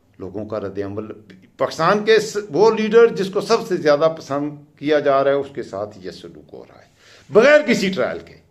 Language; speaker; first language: Urdu; non-native, local second language; Pashto